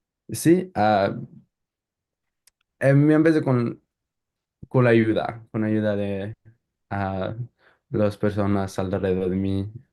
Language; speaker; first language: Spanish; non-native, learner; English